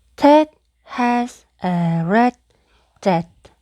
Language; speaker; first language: English; non-native, fluent; Kazakh